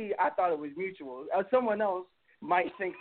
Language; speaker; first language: English; native; English